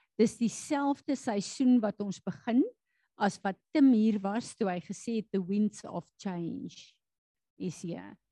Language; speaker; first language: Afrikaans; native; Afrikaans